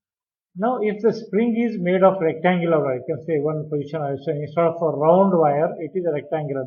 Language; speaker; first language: English; non-native, local second language; Kannada